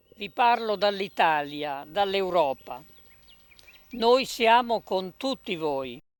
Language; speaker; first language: Italian; native; Italian